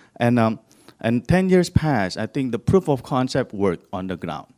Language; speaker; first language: English; non-native, fluent; Indonesian